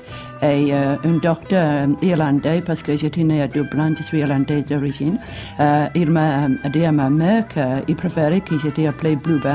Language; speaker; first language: French; non-native, fluent; English